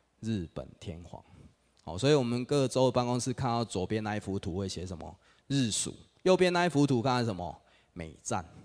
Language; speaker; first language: Chinese; native; Chinese